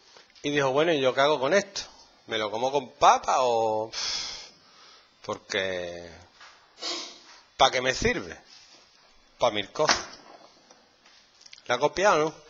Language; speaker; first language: Spanish; native; Spanish